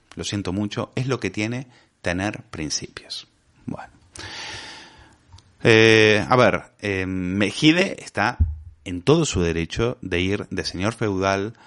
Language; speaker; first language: Spanish; native; Spanish